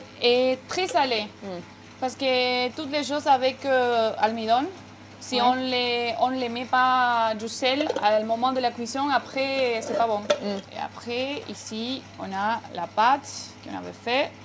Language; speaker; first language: French; non-native, fluent; Spanish